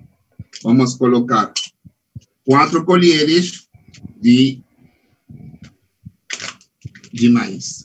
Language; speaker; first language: Portuguese; non-native, fluent; Spanish